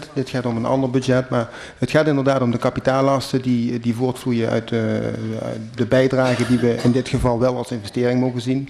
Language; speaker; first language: Dutch; native; Dutch